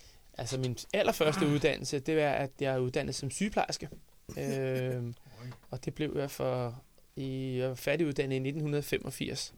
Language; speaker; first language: Danish; native; Danish